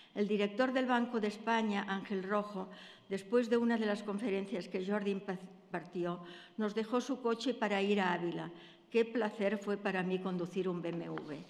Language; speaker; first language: Spanish; native; Spanish